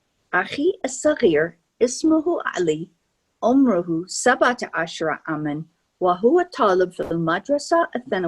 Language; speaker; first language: Arabic; non-native, fluent; English